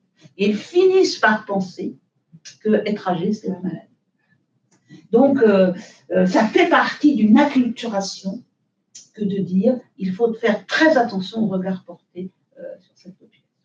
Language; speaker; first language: French; native; French